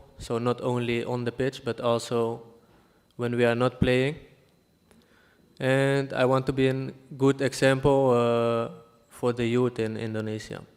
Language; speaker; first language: English; non-native, fluent; Dutch